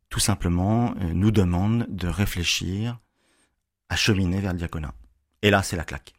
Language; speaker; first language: French; native; French